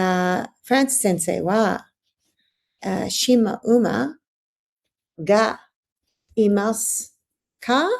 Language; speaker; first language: Japanese; non-native, learner; English